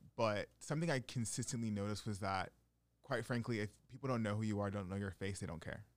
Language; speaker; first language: English; native; English